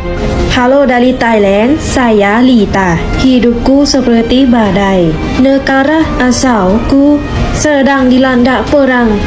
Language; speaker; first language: Indonesian; non-native, fluent; Thai